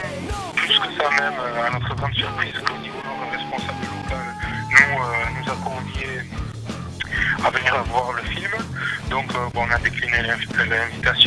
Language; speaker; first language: French; native; French